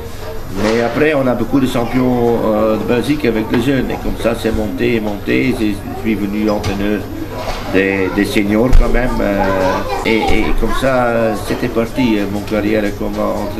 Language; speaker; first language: French; non-native, learner; Dutch